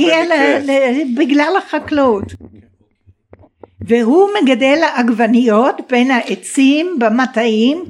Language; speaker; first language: Hebrew; non-native, fluent; English